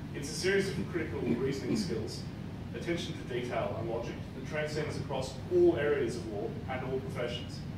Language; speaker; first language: English; native; English